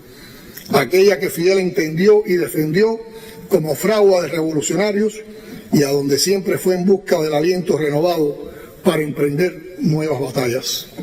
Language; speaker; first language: Spanish; native; Spanish